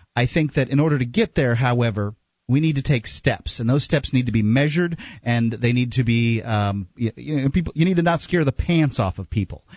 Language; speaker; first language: English; native; English